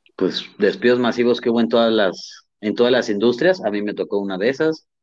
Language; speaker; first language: Spanish; native; Spanish